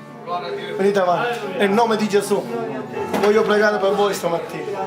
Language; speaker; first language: Italian; native; Italian